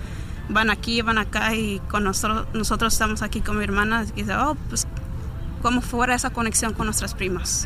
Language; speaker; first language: Spanish; early bilingual, heritage; Spanish